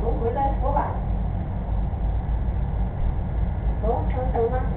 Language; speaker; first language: Chinese; native; Chinese